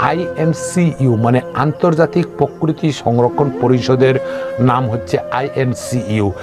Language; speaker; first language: Bangla; non-native, local second language; Kok Borok